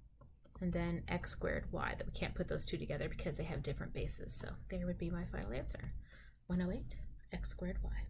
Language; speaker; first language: English; native; English